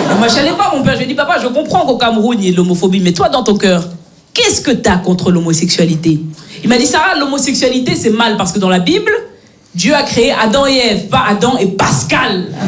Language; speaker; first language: French; native; French